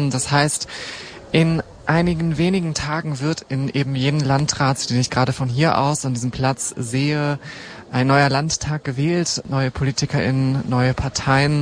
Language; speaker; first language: German; native; German